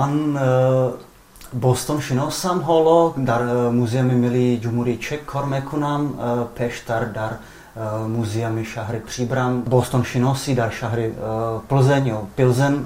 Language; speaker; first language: Persian; non-native, fluent; Czech